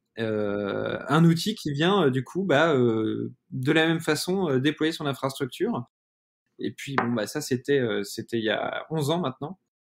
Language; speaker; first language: French; native; French